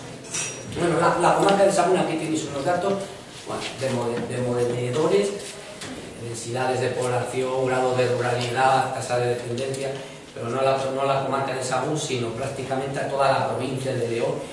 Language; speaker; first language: Spanish; native; Spanish